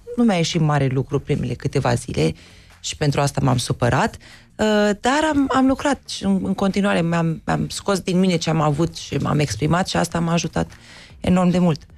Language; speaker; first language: Romanian; native; Romanian